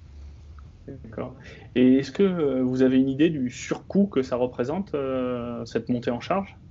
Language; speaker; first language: French; native; French